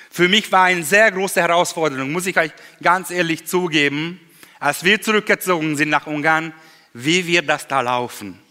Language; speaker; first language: German; non-native, fluent; Hungarian